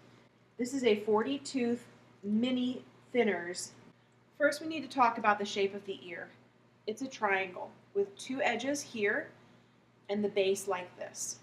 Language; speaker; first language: English; native; English